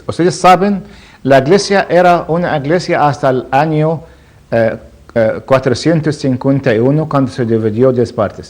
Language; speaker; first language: Spanish; non-native, learner; Arabic